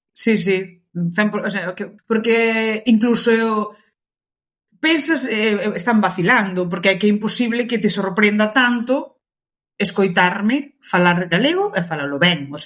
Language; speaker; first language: Galician; early bilingual, other home language; Kabuverdianu